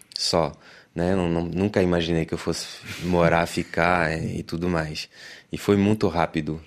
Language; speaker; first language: Portuguese; non-native, fluent; French